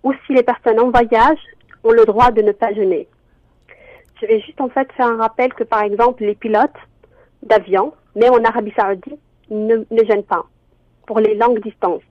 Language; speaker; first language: French; non-native, local second language; Arabic